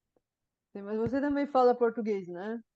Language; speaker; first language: Portuguese; non-native, fluent; Bulgarian